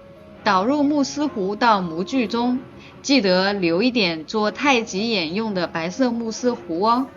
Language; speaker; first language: Chinese; native; Chinese